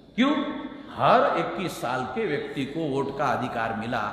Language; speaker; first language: Hindi; non-native, local second language; Marathi